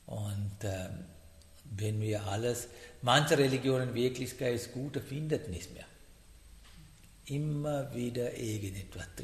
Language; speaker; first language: German; non-native, learner; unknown